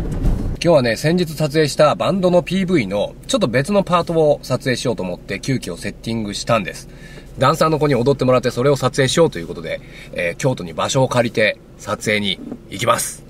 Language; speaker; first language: Japanese; native; Japanese